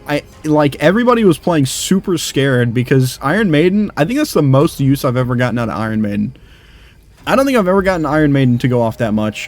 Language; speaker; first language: English; native; English